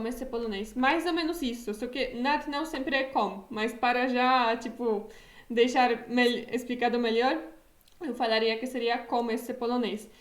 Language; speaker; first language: Portuguese; non-native, fluent; Polish